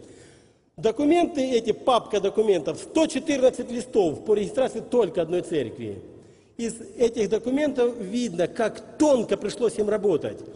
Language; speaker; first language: Russian; native; Russian